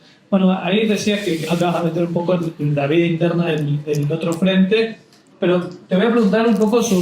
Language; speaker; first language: Spanish; native; Spanish